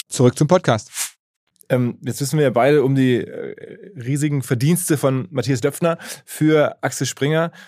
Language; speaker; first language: German; native; German